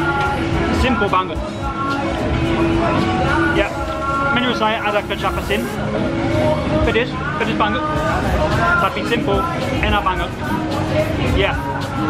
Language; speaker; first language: Indonesian; non-native, fluent; English